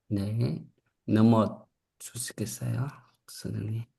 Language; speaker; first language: Korean; non-native, learner; Vietnamese